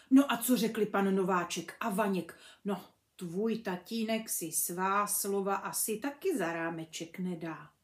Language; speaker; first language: Czech; native; Czech